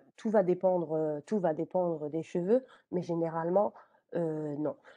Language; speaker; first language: French; native; French